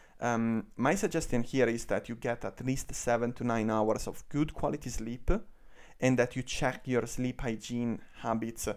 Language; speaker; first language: English; non-native, fluent; Italian